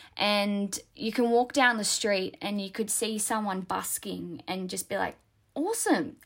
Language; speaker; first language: English; native; English